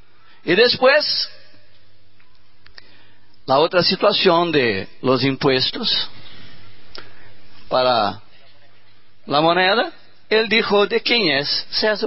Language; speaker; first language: Spanish; non-native, learner; Portuguese